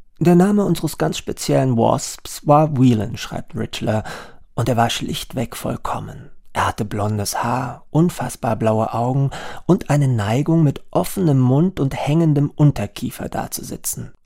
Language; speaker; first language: German; native; German